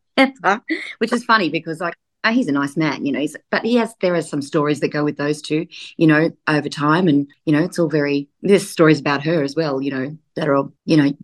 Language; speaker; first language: English; native; English